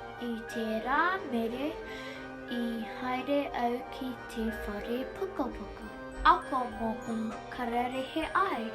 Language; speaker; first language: Māori; non-native, learner; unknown